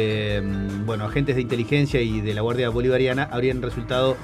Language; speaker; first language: Spanish; native; Spanish